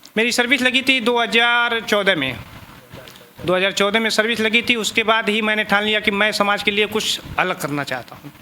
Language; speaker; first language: Hindi; native; Hindi